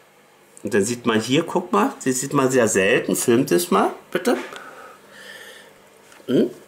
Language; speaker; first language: German; native; German